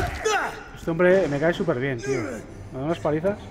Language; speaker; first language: Spanish; native; Spanish